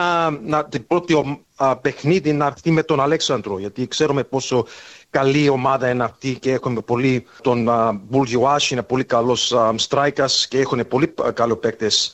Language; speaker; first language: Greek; early bilingual, heritage; English